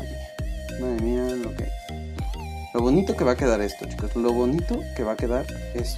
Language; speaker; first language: Spanish; native; Spanish